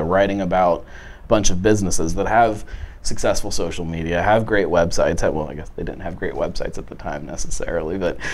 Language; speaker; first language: English; native; English